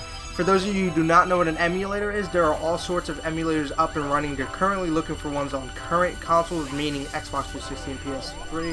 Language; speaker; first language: English; native; English